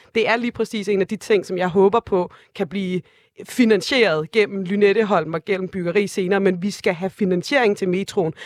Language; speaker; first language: Danish; native; Danish